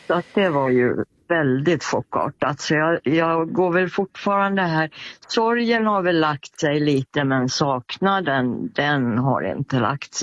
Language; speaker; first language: Swedish; native; Swedish